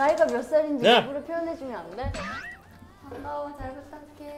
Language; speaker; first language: Korean; native; Korean